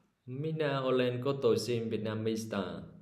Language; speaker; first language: Finnish; non-native, learner; Vietnamese